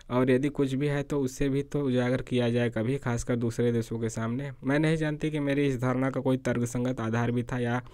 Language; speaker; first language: Hindi; native; Hindi